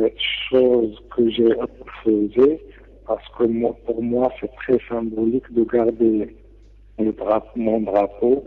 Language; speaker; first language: French; non-native, local second language; Arabic